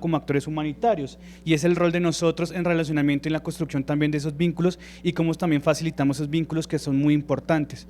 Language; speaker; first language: Spanish; native; Spanish